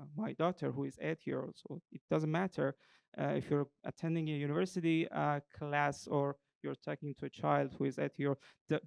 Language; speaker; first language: English; non-native, fluent; Persian